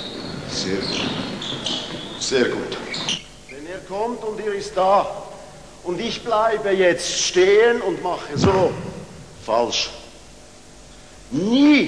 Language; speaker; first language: German; non-native, fluent; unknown